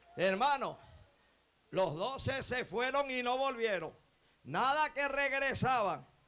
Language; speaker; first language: Spanish; native; Spanish